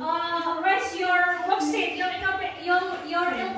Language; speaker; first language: English; non-native, local second language; Indonesian